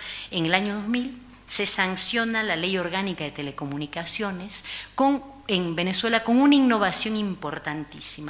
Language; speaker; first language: Spanish; native; Spanish